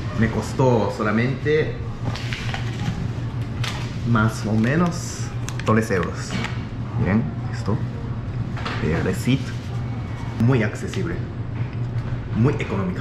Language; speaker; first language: Spanish; non-native, learner; Japanese